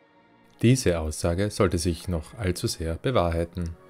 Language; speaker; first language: German; native; German